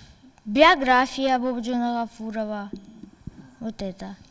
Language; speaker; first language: Russian; non-native, local second language; Tajik